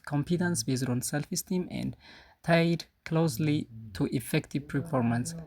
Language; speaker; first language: English; non-native, local second language; Amharic